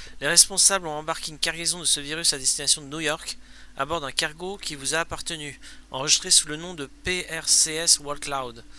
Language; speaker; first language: French; native; French